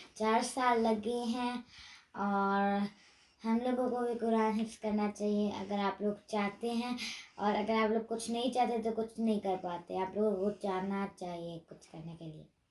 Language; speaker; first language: Hindi; early bilingual, heritage; Hindi